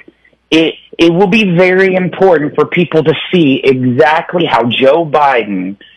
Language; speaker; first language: English; native; English